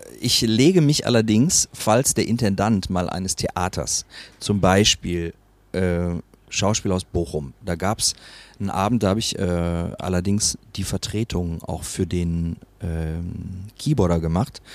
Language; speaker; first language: German; native; German